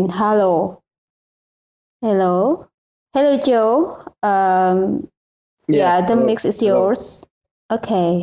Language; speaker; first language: English; non-native, learner; Indonesian